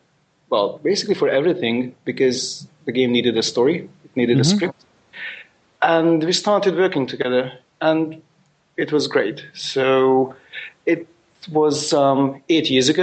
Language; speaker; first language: English; non-native, fluent; Hungarian